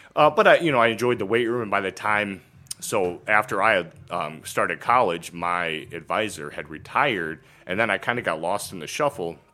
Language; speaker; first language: English; native; English